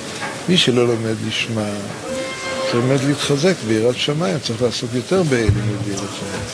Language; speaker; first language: Hebrew; native; Hebrew